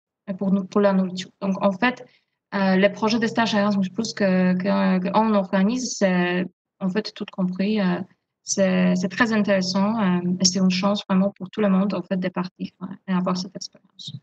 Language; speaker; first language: French; non-native, fluent; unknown